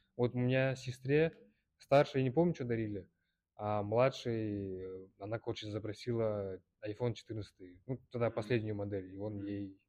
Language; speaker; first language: Russian; early bilingual, other home language; Kyrgyz